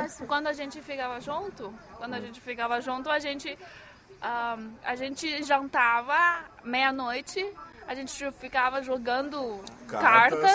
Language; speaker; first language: Portuguese; non-native, fluent; Chinese